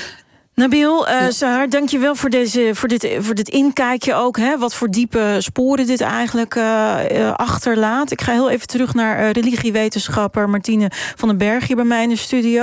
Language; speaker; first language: Dutch; native; Dutch